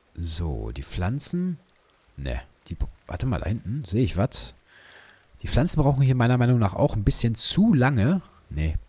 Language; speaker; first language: German; native; German